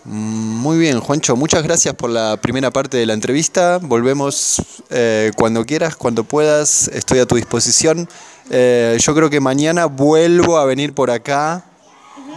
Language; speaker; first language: Spanish; native; Spanish